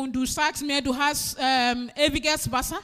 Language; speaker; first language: German; non-native, fluent; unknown